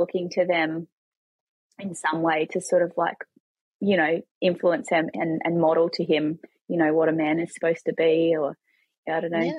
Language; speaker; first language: English; native; English